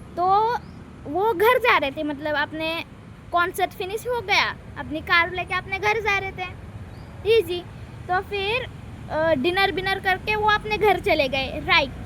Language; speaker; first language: Hindi; non-native, local second language; Marathi